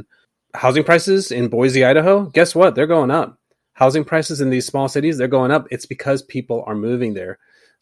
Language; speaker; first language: English; native; English